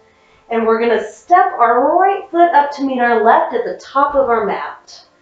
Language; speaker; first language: English; native; English